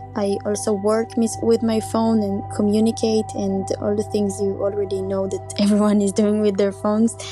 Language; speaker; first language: English; non-native, fluent; Hebrew